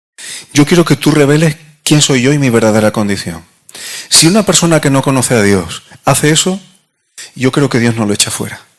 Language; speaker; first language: Spanish; native; Spanish